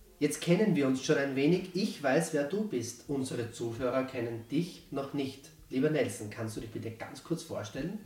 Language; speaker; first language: German; native; German